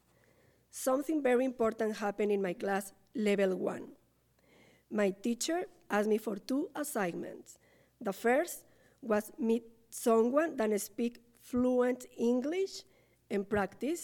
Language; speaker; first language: English; non-native, learner; Spanish